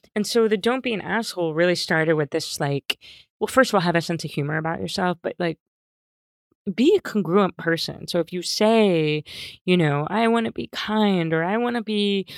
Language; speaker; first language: English; native; English